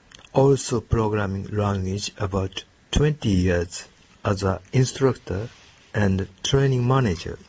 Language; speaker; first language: English; non-native, learner; Japanese